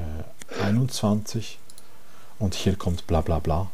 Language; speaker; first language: German; non-native, fluent; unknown